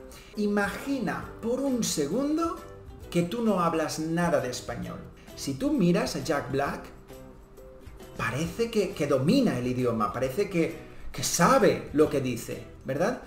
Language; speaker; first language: Spanish; native; Spanish